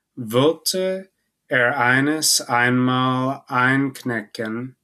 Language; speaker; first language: German; non-native, learner; English